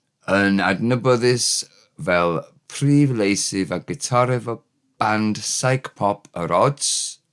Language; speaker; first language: Welsh; non-native, learner; English